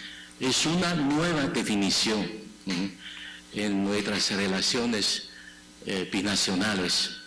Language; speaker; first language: Spanish; non-native, fluent; Chinese